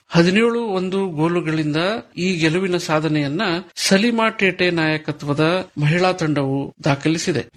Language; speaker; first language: Kannada; native; Kannada